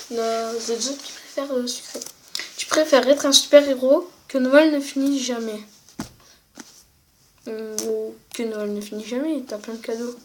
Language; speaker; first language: French; native; French